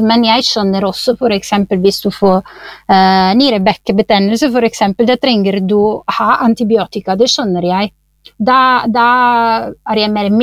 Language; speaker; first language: Norwegian; non-native, fluent; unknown